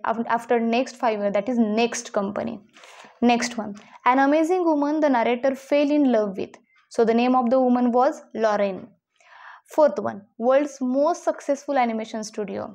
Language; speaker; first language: English; non-native, local second language; Marathi